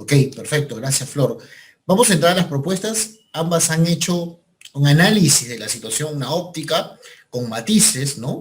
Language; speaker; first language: Spanish; native; Spanish